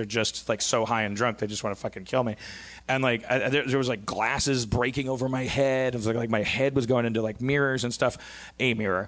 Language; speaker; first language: English; native; English